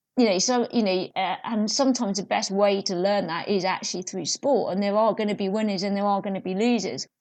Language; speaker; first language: English; native; English